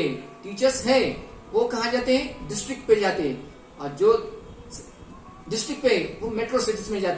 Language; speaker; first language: Hindi; non-native, local second language; Marathi